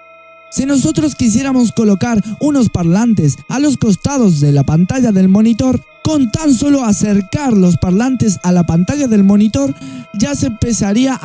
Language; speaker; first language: Spanish; native; Spanish